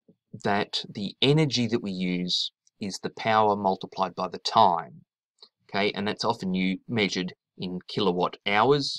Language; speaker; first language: English; native; English